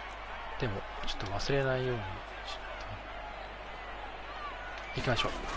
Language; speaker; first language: Japanese; native; Japanese